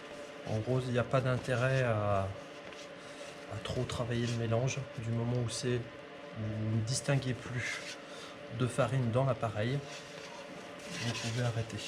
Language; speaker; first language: French; native; French